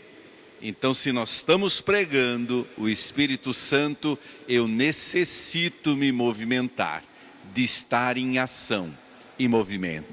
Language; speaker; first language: Portuguese; native; Portuguese